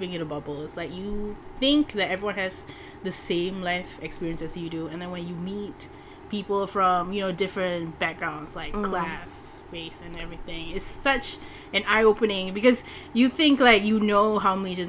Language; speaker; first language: English; non-native, local second language; Malay